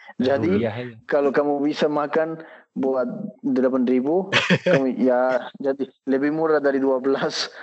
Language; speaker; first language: Indonesian; non-native, learner; Spanish